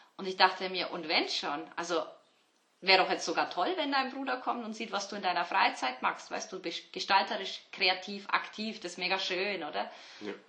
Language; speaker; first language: German; early bilingual, other home language; Turkish